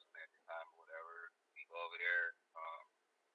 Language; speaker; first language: English; native; English